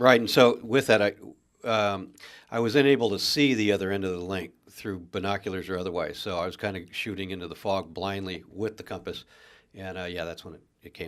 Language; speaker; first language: English; native; English